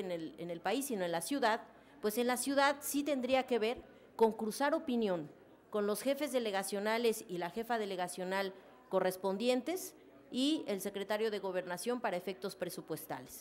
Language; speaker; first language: Spanish; native; Spanish